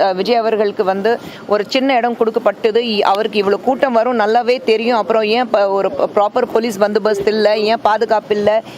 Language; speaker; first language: Tamil; non-native, fluent; Hindi